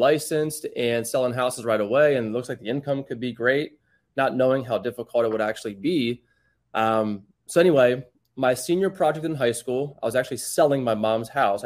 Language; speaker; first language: English; native; English